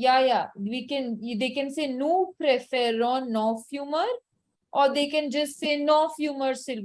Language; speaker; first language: French; non-native, fluent; Hindi